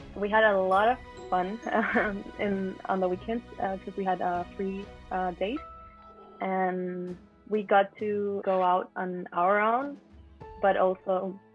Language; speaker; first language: English; non-native, fluent; Spanish